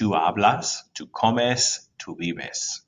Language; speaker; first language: Spanish; non-native, fluent; English